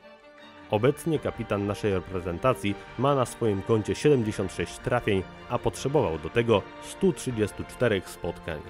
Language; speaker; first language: Polish; native; Polish